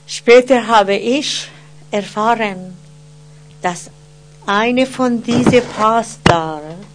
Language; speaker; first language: German; non-native, fluent; Persian